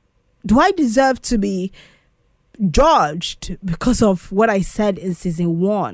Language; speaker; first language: English; non-native, local second language; Igbo